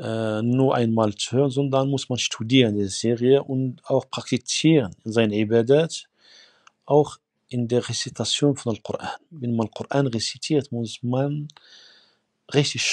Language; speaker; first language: German; non-native, fluent; Arabic